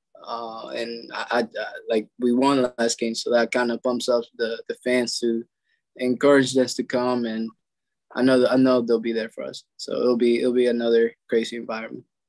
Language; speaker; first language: English; non-native, fluent; Spanish